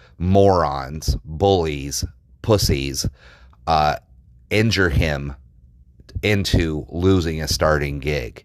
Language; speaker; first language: English; native; English